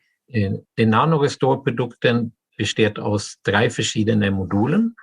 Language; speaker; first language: German; non-native, fluent; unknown